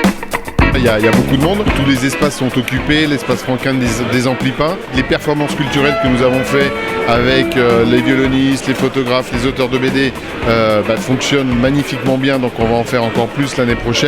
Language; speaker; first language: French; native; French